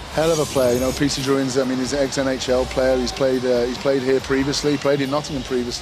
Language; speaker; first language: English; native; English